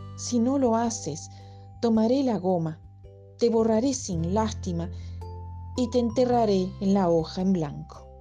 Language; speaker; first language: Spanish; early bilingual, heritage; Spanish